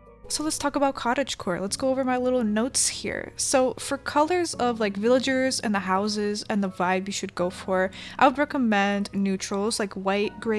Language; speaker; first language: English; native; English